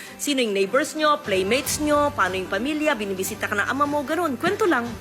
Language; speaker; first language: Filipino; native; Filipino